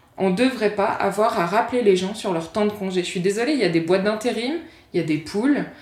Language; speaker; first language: French; native; French